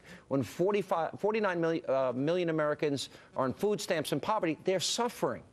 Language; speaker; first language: English; native; English